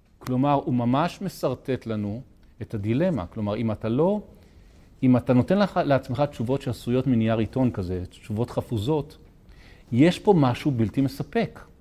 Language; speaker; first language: Hebrew; native; Hebrew